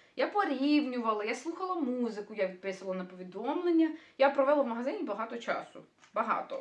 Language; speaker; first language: Ukrainian; native; Ukrainian